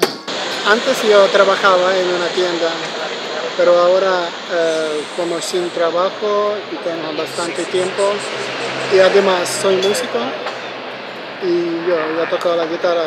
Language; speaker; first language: Spanish; non-native, learner; Ukrainian